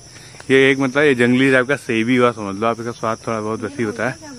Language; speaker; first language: Hindi; native; Hindi